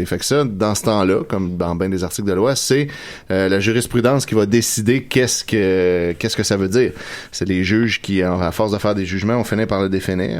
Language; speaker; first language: French; native; French